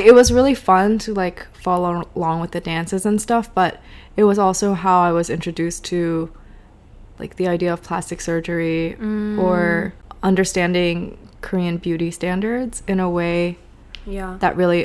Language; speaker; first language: English; native; English